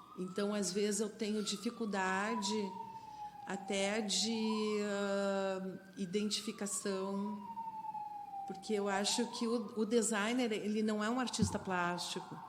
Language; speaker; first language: Portuguese; non-native, fluent; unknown